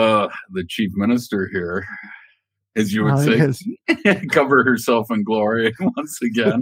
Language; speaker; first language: English; native; English